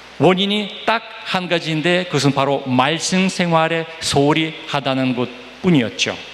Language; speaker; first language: Korean; non-native, fluent; Russian